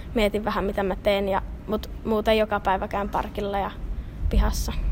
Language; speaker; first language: Finnish; native; Finnish